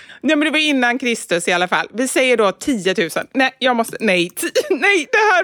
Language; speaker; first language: Swedish; native; Swedish